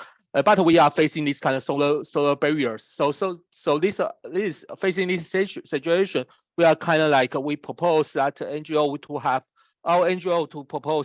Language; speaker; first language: English; non-native, fluent; Chinese